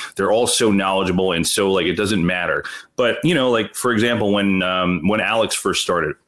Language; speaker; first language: English; native; English